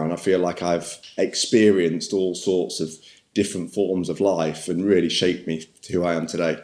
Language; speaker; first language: English; native; English